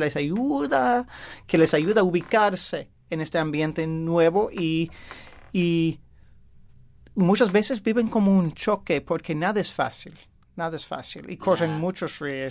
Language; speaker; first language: Spanish; non-native, fluent; English